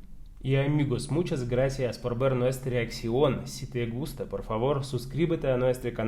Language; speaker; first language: Spanish; non-native, fluent; Russian